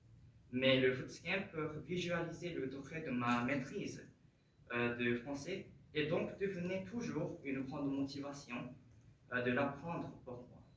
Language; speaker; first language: French; non-native, fluent; Japanese